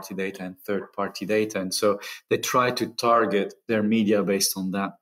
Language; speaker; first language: English; non-native, fluent; Dutch